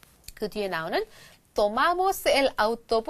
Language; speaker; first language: Spanish; non-native, fluent; Korean